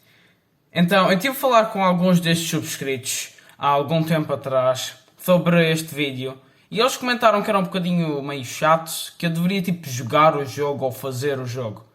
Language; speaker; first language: Portuguese; early bilingual, heritage; Portuguese